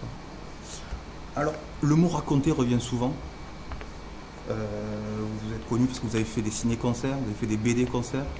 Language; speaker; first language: French; native; French